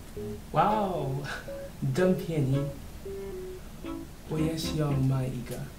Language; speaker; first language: Chinese; non-native, learner; English